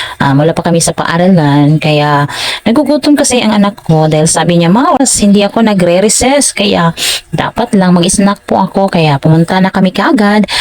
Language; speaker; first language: Filipino; non-native, local second language; Cebuano